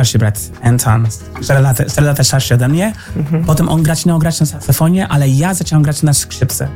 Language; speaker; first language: Polish; early bilingual, heritage; English